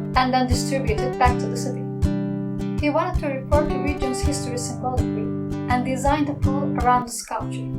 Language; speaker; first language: English; non-native, fluent; Turkish